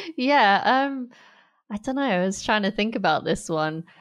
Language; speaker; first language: English; native; English